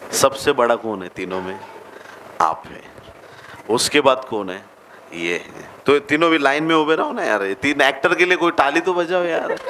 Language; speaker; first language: Hindi; non-native, local second language; Marathi